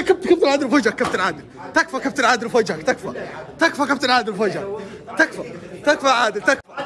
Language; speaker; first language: Arabic; native; Arabic